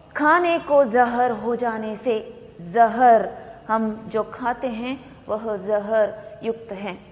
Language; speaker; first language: Hindi; non-native, local second language; Kannada